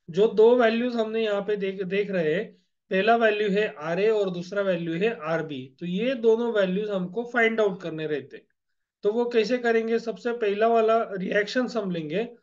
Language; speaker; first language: Hindi; non-native, local second language; Marathi